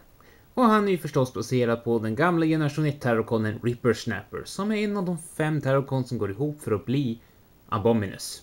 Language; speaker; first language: Swedish; native; Swedish